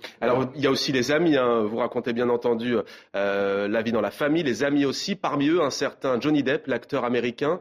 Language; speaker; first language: French; native; French